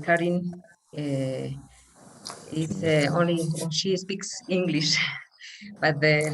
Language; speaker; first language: English; non-native, fluent; Spanish